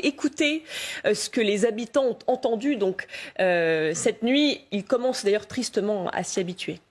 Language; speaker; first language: French; native; French